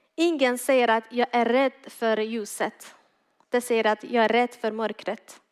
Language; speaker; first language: Swedish; non-native, fluent; Persian